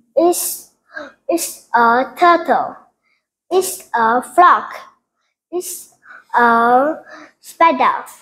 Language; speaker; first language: English; non-native, learner; Vietnamese